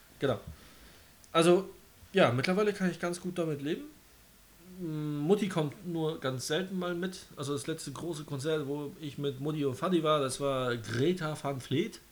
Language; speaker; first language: German; native; German